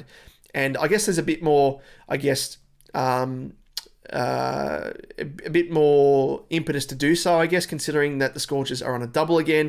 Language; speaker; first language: English; native; English